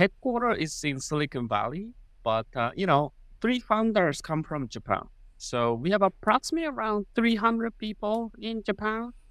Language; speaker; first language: English; non-native, fluent; Japanese